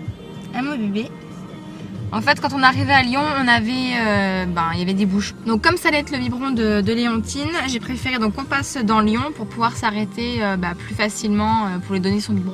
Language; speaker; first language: French; native; French